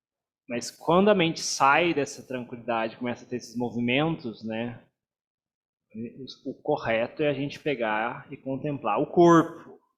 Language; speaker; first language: Portuguese; native; Portuguese